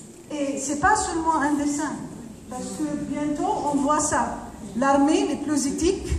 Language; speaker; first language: French; non-native, fluent; Arabic